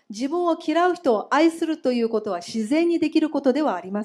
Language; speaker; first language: Japanese; native; Japanese